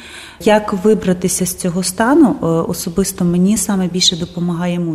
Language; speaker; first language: Polish; non-native, learner; Ukrainian